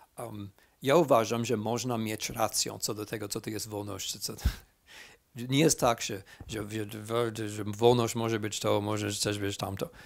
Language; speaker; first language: Polish; non-native, fluent; English